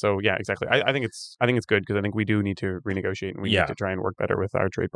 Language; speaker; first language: English; native; English